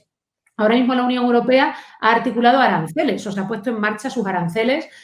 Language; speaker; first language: Spanish; native; Spanish